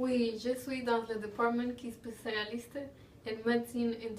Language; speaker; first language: French; non-native, learner; English